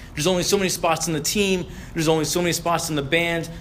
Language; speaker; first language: English; early bilingual, other home language; Arabic